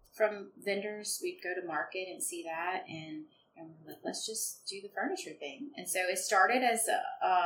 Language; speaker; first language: English; native; English